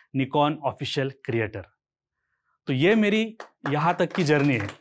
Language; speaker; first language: Hindi; non-native, local second language; Marathi